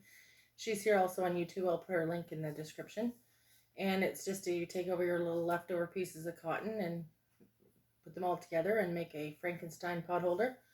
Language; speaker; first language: English; native; English